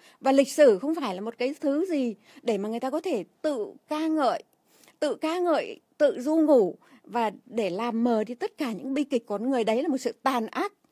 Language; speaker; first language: Vietnamese; native; Vietnamese